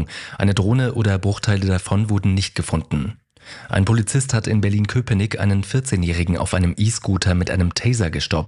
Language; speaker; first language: German; native; German